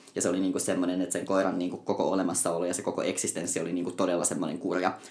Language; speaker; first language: Finnish; native; Finnish